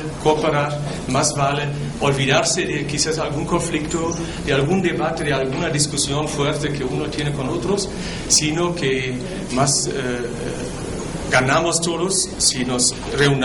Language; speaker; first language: Spanish; non-native, fluent; German